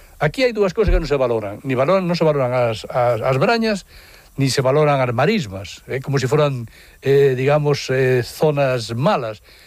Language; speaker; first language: Galician; non-native, local second language; Spanish